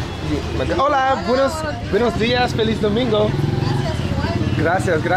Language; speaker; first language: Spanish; non-native, learner; English